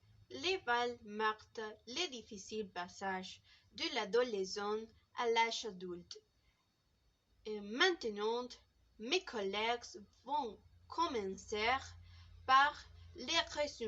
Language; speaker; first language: French; non-native, learner; Spanish